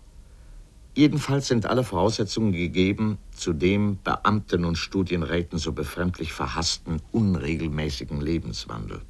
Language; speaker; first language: German; native; German